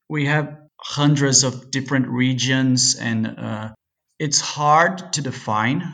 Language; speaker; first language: English; non-native, fluent; Portuguese